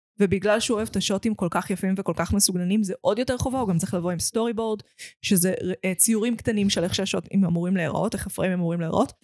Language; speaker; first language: Hebrew; native; Hebrew